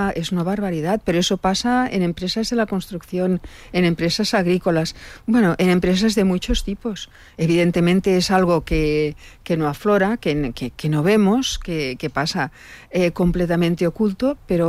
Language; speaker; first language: Spanish; native; Spanish